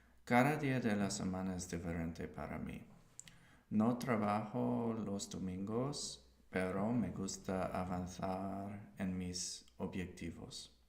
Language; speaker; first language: Spanish; non-native, learner; English